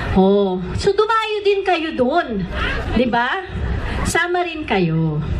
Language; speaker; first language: Filipino; native; Filipino